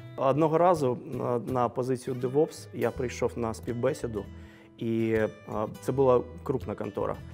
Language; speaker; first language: Ukrainian; non-native, local second language; Russian